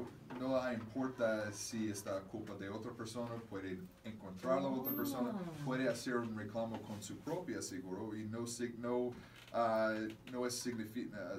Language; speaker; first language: Spanish; non-native, learner; English